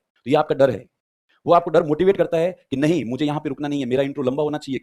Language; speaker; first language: Hindi; native; Hindi